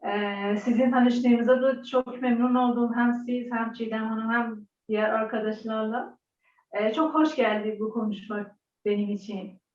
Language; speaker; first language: Turkish; non-native, learner; Persian